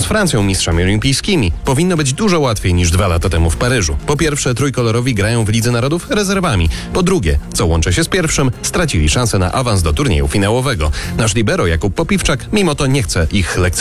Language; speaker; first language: Polish; native; Polish